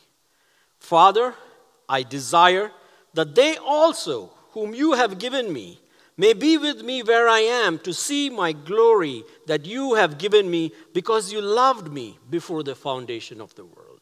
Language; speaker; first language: English; non-native, local second language; Tamil